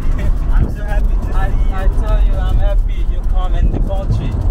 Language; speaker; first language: English; non-native, learner; Haitian Creole